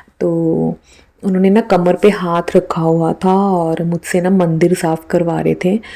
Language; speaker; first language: Hindi; native; Hindi